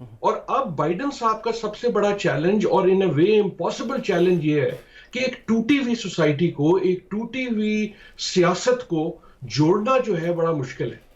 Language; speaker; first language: Urdu; native; Urdu